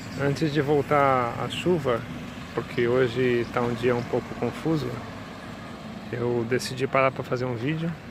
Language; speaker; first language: Portuguese; native; Portuguese